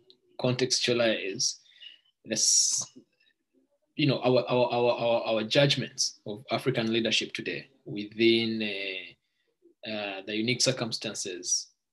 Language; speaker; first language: English; non-native, local second language; Ganda